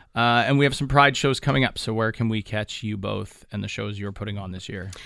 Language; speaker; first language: English; native; English